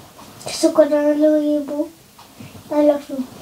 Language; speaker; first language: Indonesian; early bilingual, heritage; Indonesian